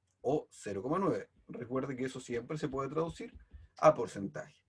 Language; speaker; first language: Spanish; native; Spanish